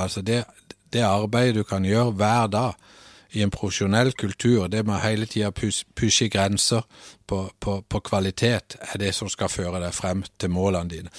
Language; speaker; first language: Norwegian; native; Norwegian